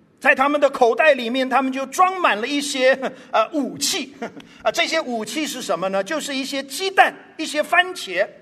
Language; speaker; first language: Chinese; non-native, local second language; English